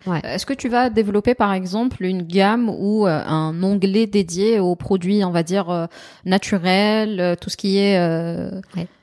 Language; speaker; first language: French; non-native, local second language; Arabic